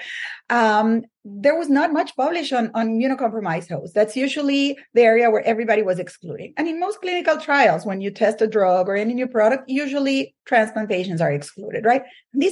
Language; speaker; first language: English; non-native, fluent; Spanish